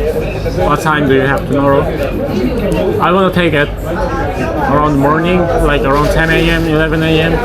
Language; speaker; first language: English; non-native, learner; Korean